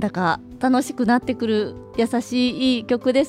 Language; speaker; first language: Japanese; native; Japanese